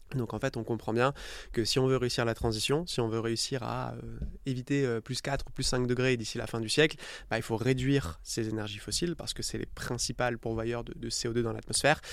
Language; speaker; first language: French; native; French